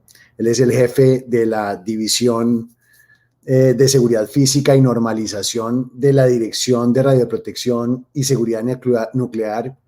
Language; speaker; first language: Spanish; native; Spanish